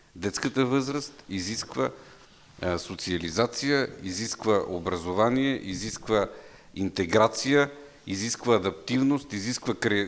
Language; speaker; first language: Bulgarian; native; Bulgarian